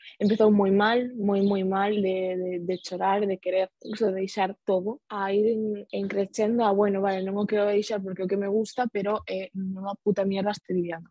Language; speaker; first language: Galician; non-native, local second language; Spanish